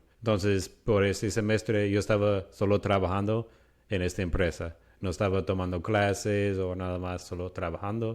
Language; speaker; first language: Spanish; non-native, fluent; English